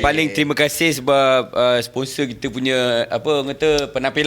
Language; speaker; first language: Malay; native; Malay